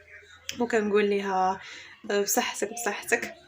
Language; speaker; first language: Arabic; native; Arabic